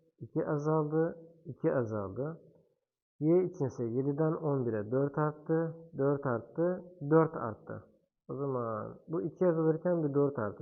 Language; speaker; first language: Turkish; native; Turkish